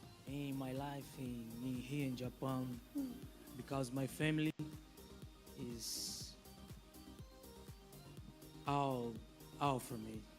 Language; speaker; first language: English; non-native, learner; Portuguese